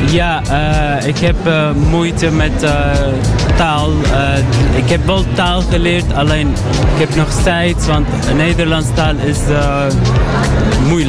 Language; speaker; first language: Dutch; non-native, learner; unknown